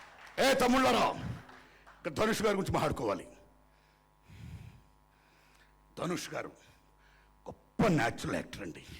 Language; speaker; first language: Telugu; native; Telugu